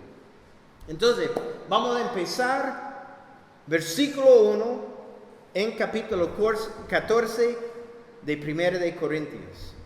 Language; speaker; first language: Spanish; non-native, fluent; English